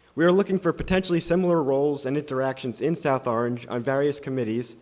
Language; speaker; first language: English; native; English